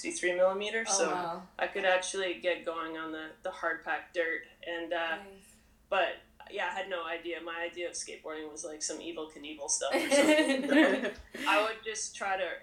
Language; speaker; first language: English; native; English